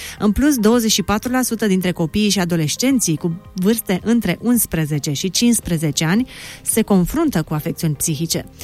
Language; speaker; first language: Romanian; native; Romanian